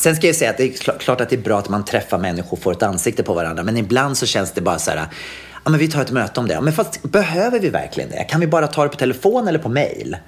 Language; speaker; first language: Swedish; native; Swedish